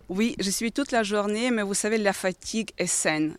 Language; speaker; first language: French; non-native, fluent; Ukrainian